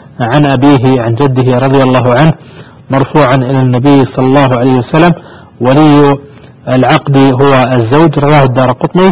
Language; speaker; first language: Arabic; native; Arabic